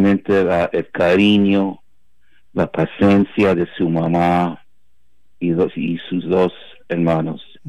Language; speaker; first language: Spanish; early bilingual, heritage; Spanish